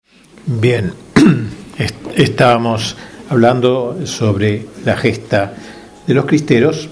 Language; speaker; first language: Spanish; native; Spanish